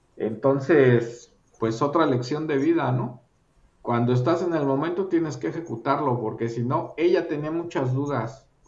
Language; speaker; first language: Spanish; native; Spanish